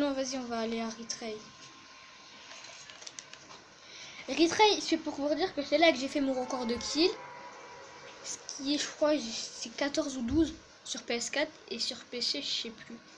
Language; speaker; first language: French; native; French